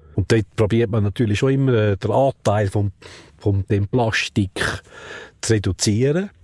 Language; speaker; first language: Swiss German; native; Swiss German